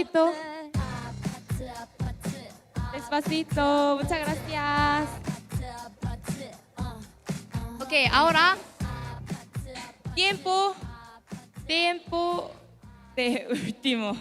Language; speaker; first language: Spanish; non-native, learner; Korean